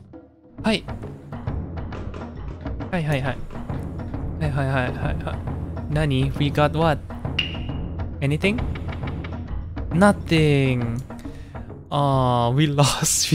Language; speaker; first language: Japanese; non-native, learner; Indonesian